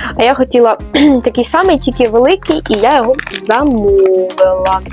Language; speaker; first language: Ukrainian; non-native, local second language; Russian